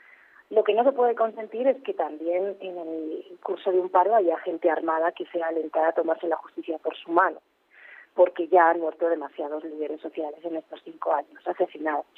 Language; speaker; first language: Spanish; native; Spanish